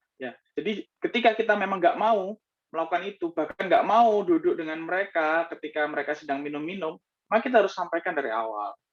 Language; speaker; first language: Indonesian; native; Indonesian